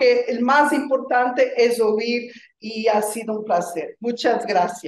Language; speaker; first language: Spanish; non-native, fluent; Portuguese